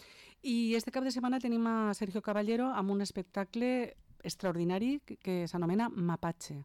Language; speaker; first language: Catalan; native; Catalan